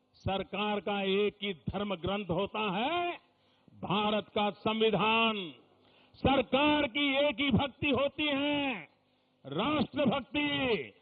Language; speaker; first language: Hindi; non-native, local second language; Gujarati